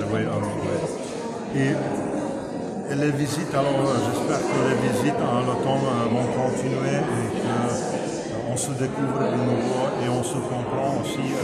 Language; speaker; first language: French; non-native, fluent; Czech